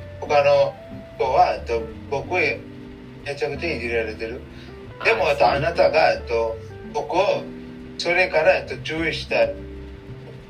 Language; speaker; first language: Japanese; non-native, learner; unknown